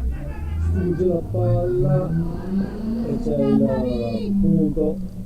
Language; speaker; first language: Italian; native; Italian